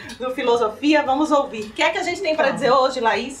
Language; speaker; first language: Portuguese; native; Portuguese